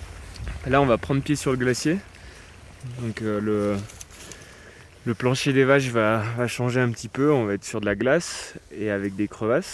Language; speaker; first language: French; native; French